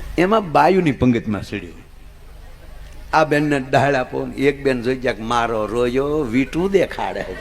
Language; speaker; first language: Gujarati; native; Gujarati